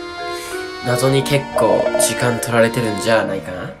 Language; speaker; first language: Japanese; native; Japanese